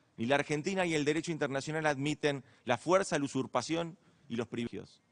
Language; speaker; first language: Spanish; native; Spanish